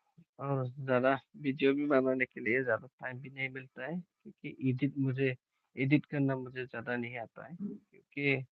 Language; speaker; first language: Hindi; non-native, local second language; Bodo